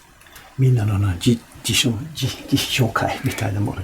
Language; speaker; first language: Japanese; non-native, fluent; English